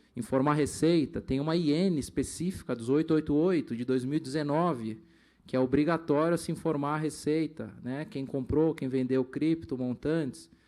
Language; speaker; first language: Portuguese; native; Portuguese